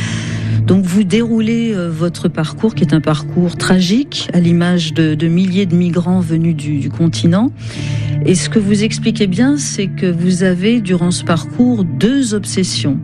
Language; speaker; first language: French; native; French